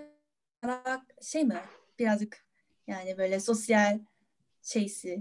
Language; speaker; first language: Turkish; non-native, fluent; Korean